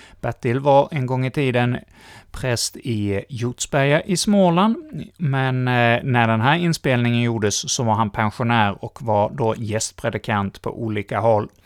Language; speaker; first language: Swedish; native; Swedish